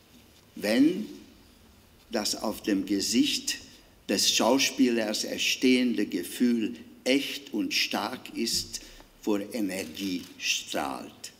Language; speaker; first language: German; non-native, fluent; Hungarian